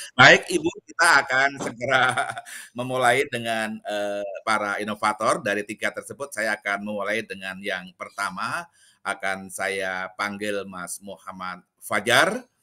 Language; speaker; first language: Indonesian; native; Indonesian